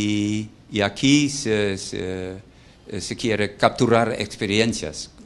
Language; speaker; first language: Spanish; non-native, fluent; Dutch